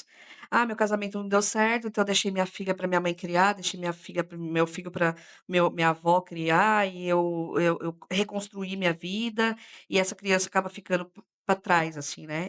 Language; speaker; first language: Portuguese; native; Portuguese